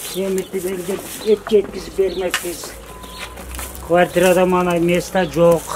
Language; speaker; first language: Kyrgyz; early bilingual, heritage; Kyrgyz